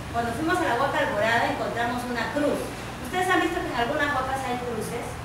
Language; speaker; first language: Spanish; native; Spanish